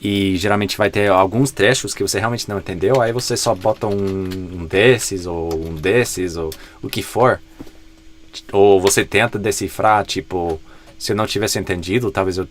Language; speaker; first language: Portuguese; non-native, fluent; English